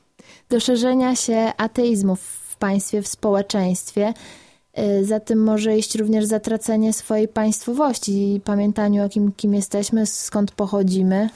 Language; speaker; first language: Polish; native; Polish